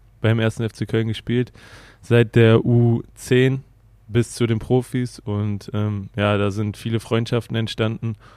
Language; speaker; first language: German; native; German